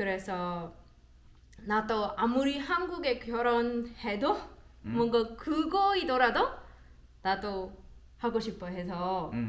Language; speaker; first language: Korean; non-native, learner; German